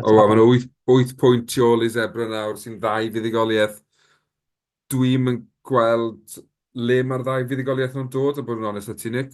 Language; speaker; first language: Welsh; native; Welsh